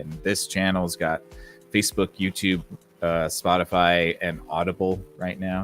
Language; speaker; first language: English; native; English